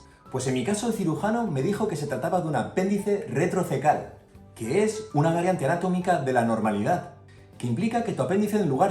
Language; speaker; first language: Spanish; native; Spanish